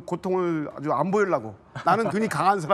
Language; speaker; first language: Korean; native; Korean